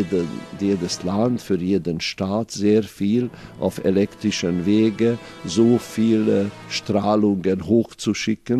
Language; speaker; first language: German; non-native, fluent; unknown